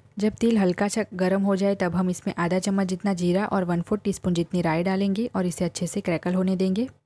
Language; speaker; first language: Hindi; non-native, local second language; Gujarati